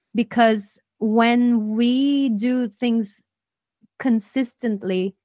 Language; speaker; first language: English; native; English